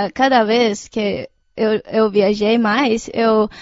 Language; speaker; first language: Portuguese; non-native, fluent; Chinese